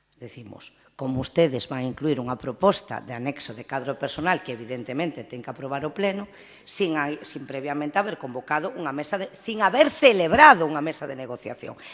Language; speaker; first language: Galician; non-native, local second language; Spanish